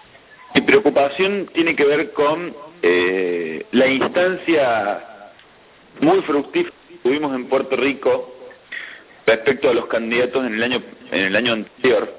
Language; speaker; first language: Spanish; native; Spanish